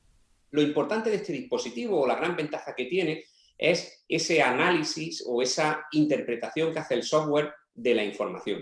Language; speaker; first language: Spanish; native; Spanish